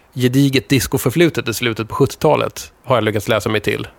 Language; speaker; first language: Swedish; native; Swedish